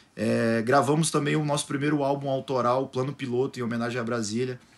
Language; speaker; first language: Portuguese; native; Portuguese